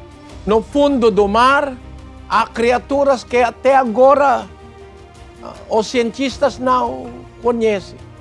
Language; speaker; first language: Portuguese; non-native, learner; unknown